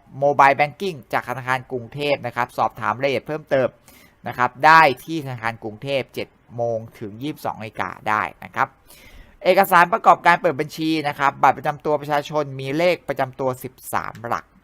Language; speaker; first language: Thai; native; Thai